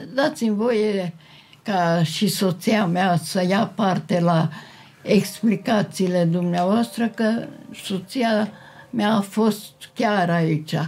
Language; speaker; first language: Romanian; non-native, local second language; Hungarian